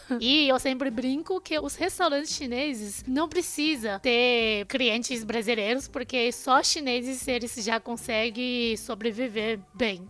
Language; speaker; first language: Portuguese; non-native, fluent; Chinese